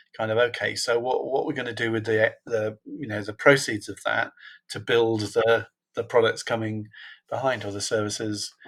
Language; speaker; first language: English; native; English